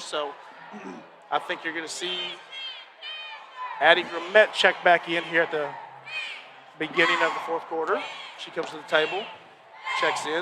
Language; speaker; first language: English; native; English